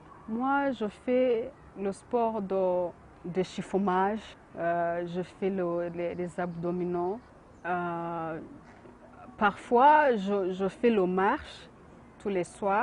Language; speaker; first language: French; non-native, local second language; Kinyarwanda